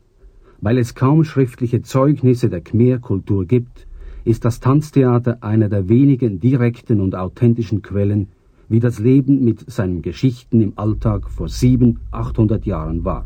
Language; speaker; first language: German; native; German